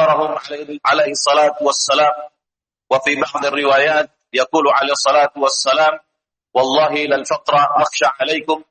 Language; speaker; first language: Arabic; non-native, fluent; Indonesian